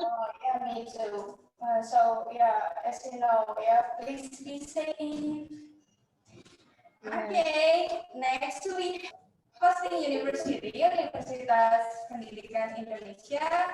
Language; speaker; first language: English; non-native, fluent; Indonesian